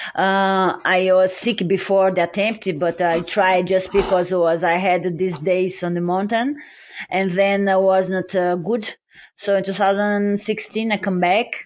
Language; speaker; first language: English; non-native, learner; Portuguese